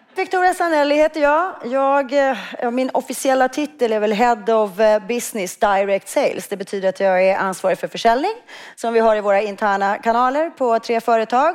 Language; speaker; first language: Swedish; native; Swedish